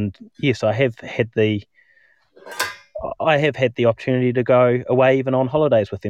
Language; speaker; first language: English; native; English